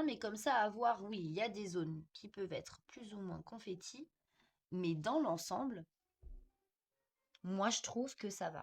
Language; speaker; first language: French; native; French